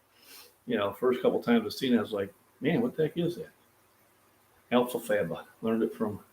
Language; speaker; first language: English; native; English